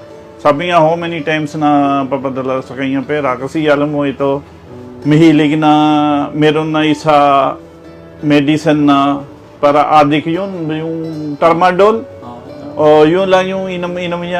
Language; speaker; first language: Filipino; non-native, learner; Punjabi